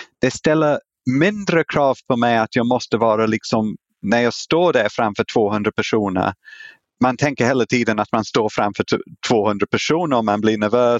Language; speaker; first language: Swedish; non-native, fluent; English